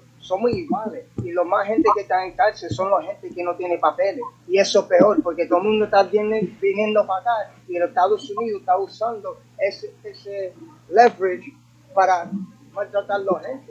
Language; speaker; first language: Spanish; early bilingual, heritage; English